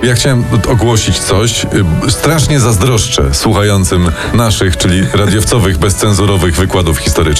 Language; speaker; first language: Polish; native; Polish